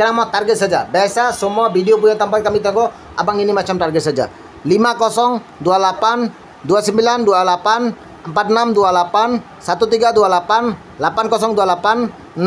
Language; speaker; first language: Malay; non-native, learner; Bangla